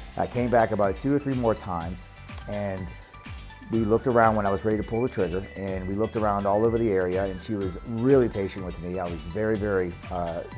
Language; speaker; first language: English; native; English